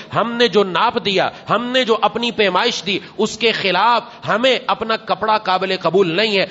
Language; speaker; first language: Urdu; non-native, local second language; Punjabi